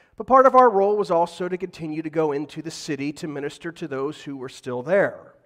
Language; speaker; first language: English; native; English